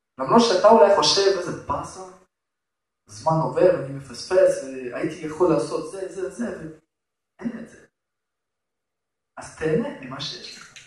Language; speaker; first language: Hebrew; non-native, fluent; Russian